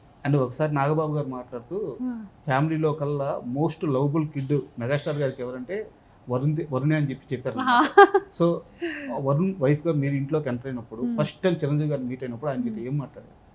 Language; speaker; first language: Telugu; native; Telugu